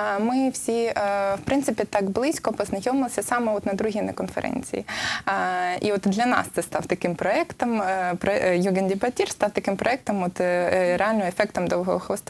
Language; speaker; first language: Ukrainian; native; Ukrainian